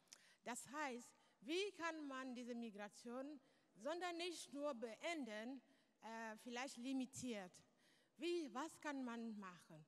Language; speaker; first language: German; non-native, learner; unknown